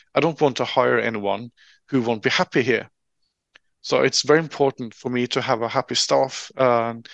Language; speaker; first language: English; non-native, fluent; Norwegian